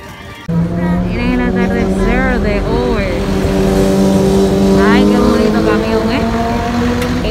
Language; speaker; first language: Spanish; native; Spanish